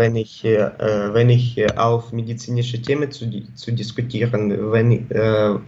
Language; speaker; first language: German; non-native, learner; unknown